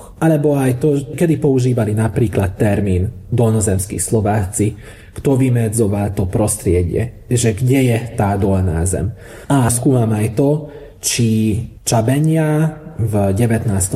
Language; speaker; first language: Slovak; early bilingual, heritage; Slovak